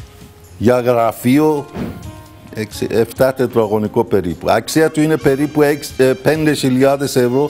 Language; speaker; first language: Greek; non-native, fluent; Persian